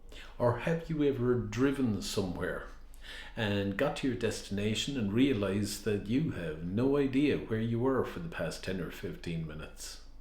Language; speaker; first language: English; native; English